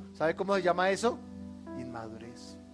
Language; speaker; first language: Spanish; native; Spanish